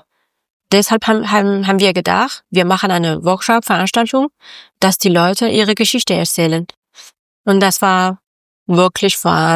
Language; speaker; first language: German; non-native, learner; Persian